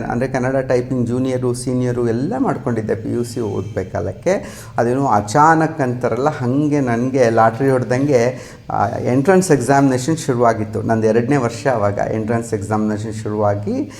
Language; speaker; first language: Kannada; native; Kannada